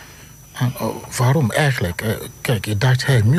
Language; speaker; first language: Dutch; non-native, learner; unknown